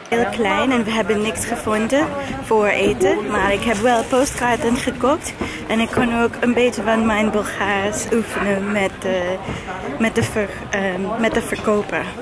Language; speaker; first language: Dutch; non-native, learner; English